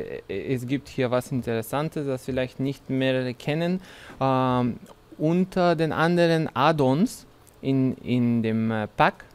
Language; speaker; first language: German; non-native, fluent; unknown